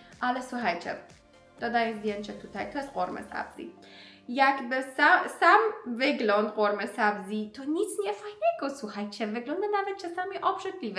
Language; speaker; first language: Polish; non-native, learner; Persian